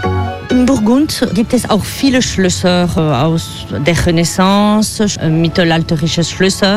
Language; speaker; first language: German; non-native, fluent; French